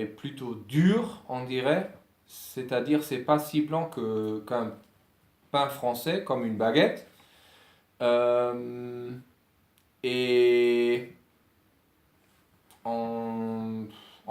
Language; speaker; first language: French; non-native, fluent; German